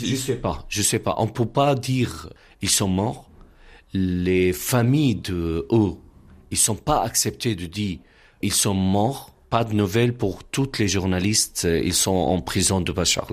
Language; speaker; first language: French; non-native, learner; Arabic